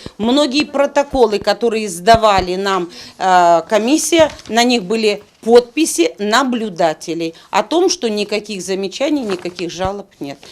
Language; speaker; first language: Russian; native; Russian